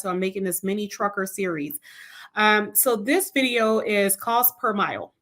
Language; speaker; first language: English; native; English